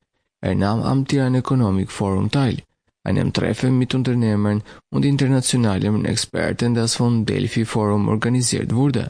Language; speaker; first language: German; non-native, fluent; Albanian